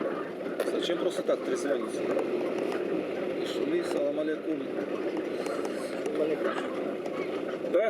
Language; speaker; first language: Russian; native; Russian